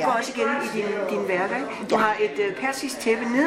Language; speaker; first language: Danish; native; Danish